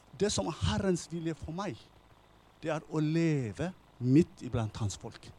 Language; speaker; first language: Norwegian; non-native, fluent; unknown